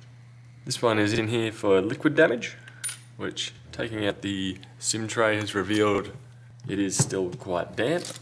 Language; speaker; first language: English; native; English